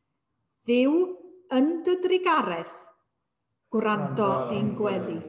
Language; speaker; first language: Welsh; native; Welsh